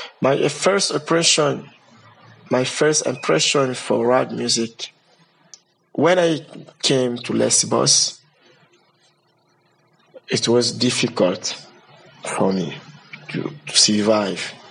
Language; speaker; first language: English; non-native, learner; Lingala